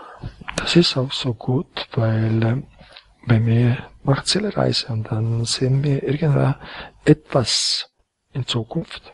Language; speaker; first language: German; non-native, fluent; Croatian